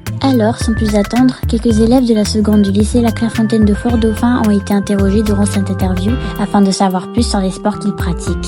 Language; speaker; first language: French; non-native, local second language; Malagasy